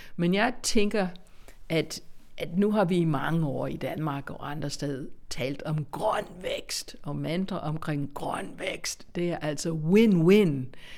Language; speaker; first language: Danish; non-native, fluent; English